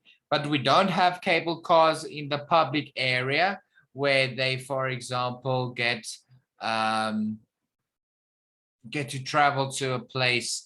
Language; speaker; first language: English; non-native, fluent; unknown